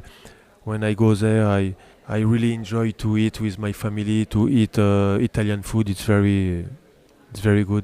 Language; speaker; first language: English; non-native, learner; French